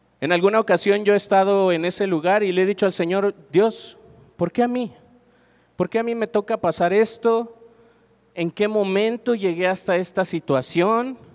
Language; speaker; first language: Spanish; native; Spanish